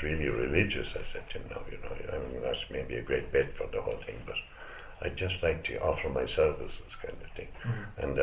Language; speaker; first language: English; native; English